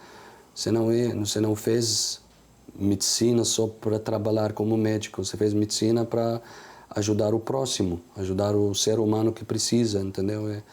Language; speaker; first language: Portuguese; non-native, fluent; Arabic